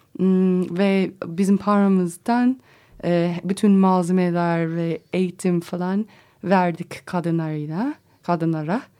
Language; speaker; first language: Turkish; non-native, learner; English